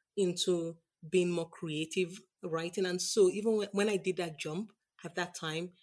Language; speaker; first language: English; non-native, local second language; Yoruba